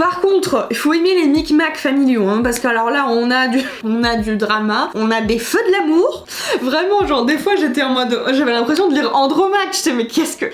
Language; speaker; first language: French; native; French